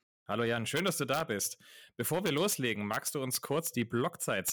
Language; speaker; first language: German; native; German